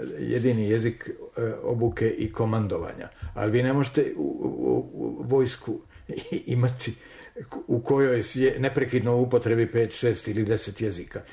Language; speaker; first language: Serbian; native; Serbian